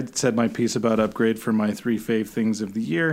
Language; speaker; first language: English; native; English